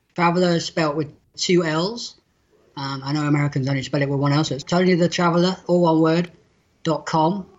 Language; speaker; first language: English; native; English